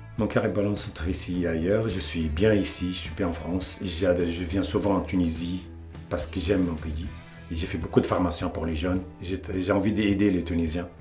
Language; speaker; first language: French; non-native, local second language; Arabic